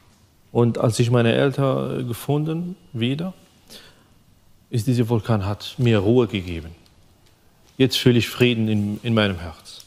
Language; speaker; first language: German; non-native, fluent; Arabic